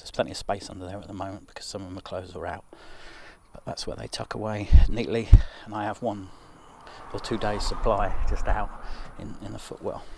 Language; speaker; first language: English; native; English